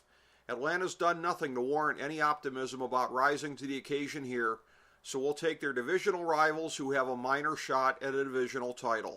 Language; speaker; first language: English; native; English